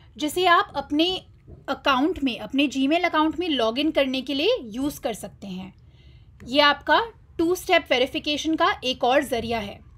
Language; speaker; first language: Hindi; native; Hindi